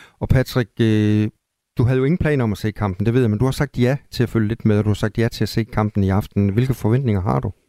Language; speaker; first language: Danish; native; Danish